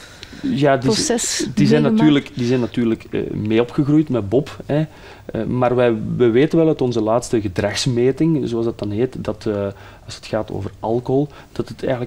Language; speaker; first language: Dutch; native; Dutch